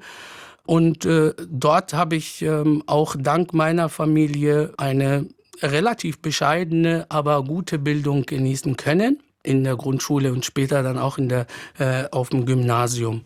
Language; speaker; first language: German; non-native, fluent; Arabic